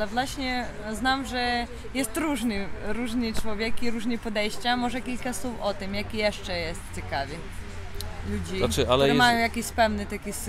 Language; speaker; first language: Polish; non-native, learner; Ukrainian